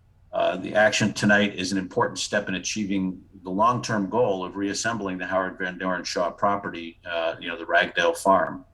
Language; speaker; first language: English; native; English